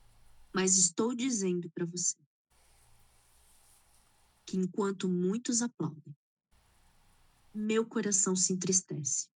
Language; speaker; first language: Portuguese; native; Portuguese